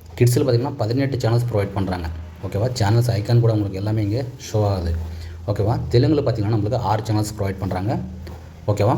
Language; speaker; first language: Tamil; non-native, local second language; Telugu